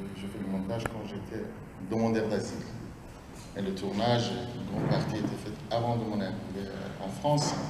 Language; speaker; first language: French; non-native, fluent; Persian